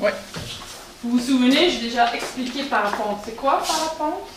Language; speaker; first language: French; non-native, local second language; Dutch